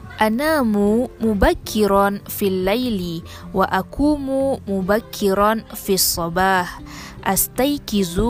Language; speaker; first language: Arabic; non-native, learner; Indonesian